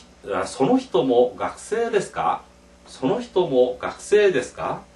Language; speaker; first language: Japanese; non-native, fluent; Korean